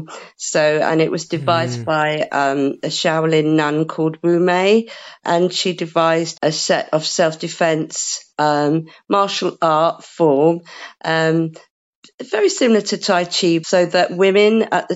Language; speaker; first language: English; native; English